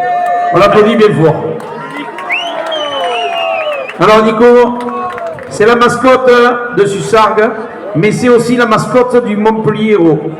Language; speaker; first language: French; native; French